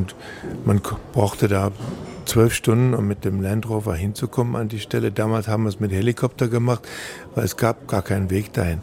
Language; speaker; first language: German; native; German